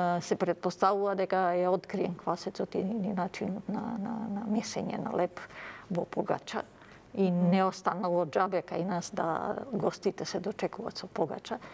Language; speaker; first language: Macedonian; early bilingual, other home language; Serbian